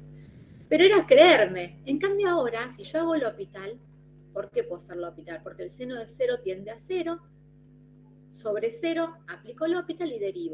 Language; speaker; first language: Spanish; native; Spanish